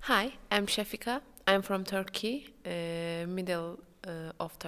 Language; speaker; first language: English; non-native, learner; Turkish